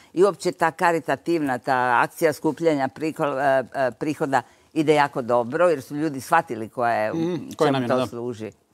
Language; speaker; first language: Croatian; native; Croatian